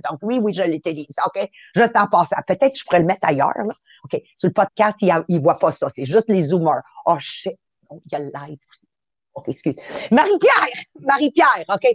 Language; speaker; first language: French; early bilingual, other home language; Italian